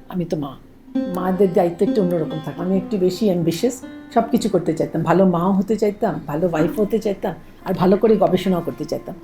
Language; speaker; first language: Bangla; native; Bangla